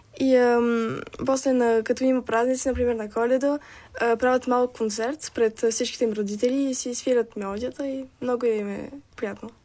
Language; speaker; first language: Bulgarian; early bilingual, heritage; Bulgarian